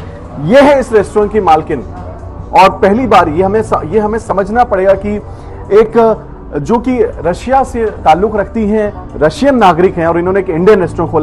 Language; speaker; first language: Hindi; native; Hindi